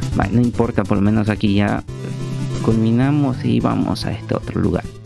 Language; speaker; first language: Spanish; native; Spanish